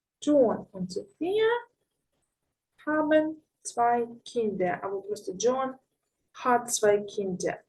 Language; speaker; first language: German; non-native, learner; Ukrainian